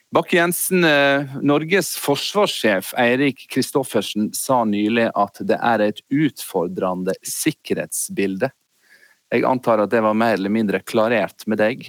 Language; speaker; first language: Norwegian; native; Norwegian